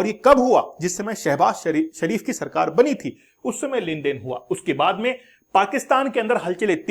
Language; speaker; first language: Hindi; native; Hindi